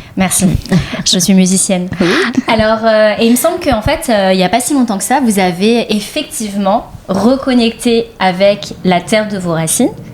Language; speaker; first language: French; early bilingual, other home language; Vietnamese